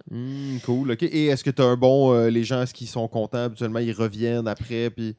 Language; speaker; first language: French; native; French